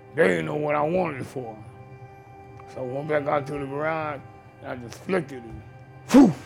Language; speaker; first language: English; native; English